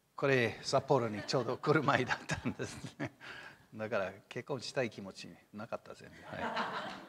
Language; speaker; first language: Japanese; non-native, fluent; English